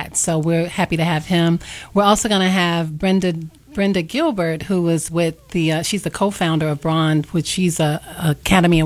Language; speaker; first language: English; native; English